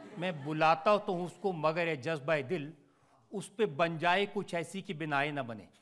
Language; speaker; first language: Hindi; native; Hindi